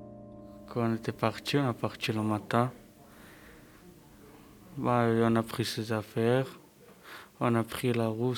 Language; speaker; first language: French; non-native, fluent; Serbian